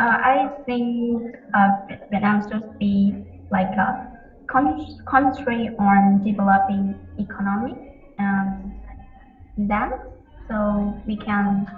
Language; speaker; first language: English; non-native, learner; Vietnamese